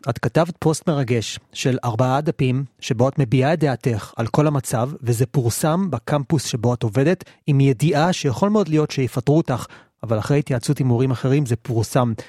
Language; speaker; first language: Hebrew; native; Hebrew